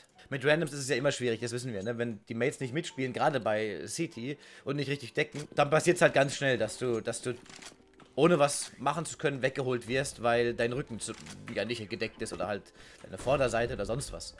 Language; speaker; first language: German; native; German